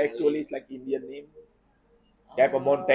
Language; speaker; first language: English; non-native, learner; Indonesian